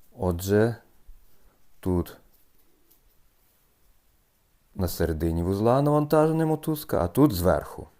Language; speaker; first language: Ukrainian; native; Ukrainian